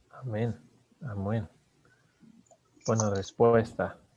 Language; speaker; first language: Spanish; non-native, learner; English